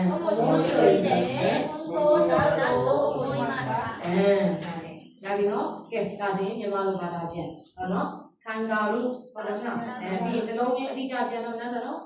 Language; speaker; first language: Japanese; non-native, learner; Burmese